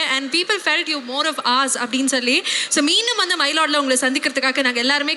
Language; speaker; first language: Tamil; native; Tamil